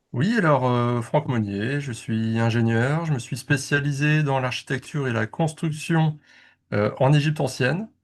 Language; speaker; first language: French; native; French